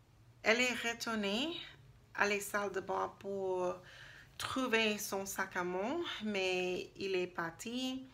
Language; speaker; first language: French; non-native, learner; English